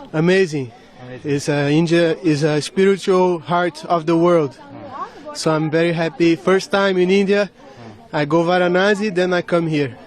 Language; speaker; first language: English; non-native, learner; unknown